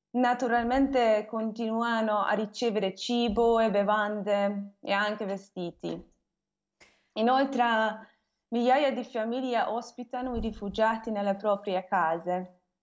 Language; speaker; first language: Italian; non-native, fluent; Hungarian